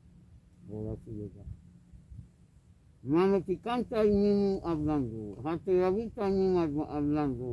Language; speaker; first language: Spanish; non-native, local second language; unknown